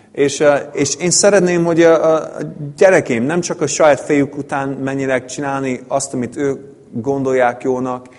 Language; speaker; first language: Hungarian; native; Hungarian